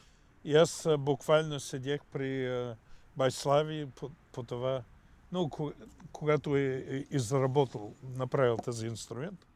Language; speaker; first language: Bulgarian; non-native, fluent; English